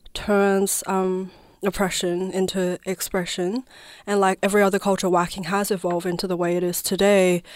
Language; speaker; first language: English; non-native, fluent; Chinese